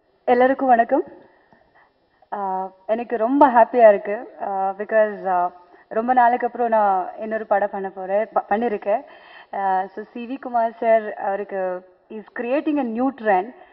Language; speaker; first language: Tamil; non-native, learner; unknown